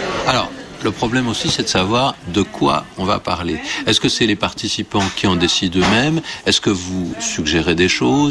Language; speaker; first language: French; native; French